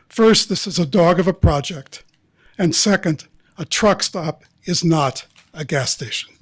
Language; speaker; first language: English; native; English